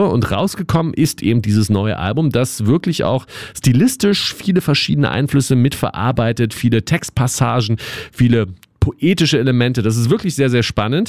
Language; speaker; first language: German; native; German